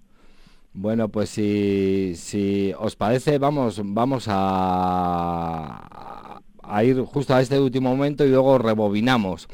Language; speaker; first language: Spanish; native; Spanish